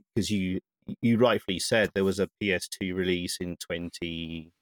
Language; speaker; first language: English; native; English